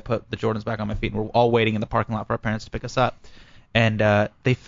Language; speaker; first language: English; native; English